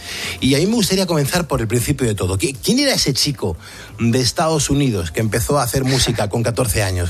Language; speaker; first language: Spanish; native; Spanish